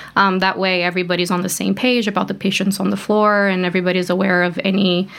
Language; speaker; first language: English; early bilingual, other home language; Portuguese